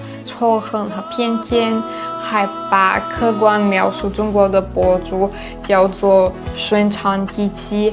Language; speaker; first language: Chinese; non-native, fluent; Slovak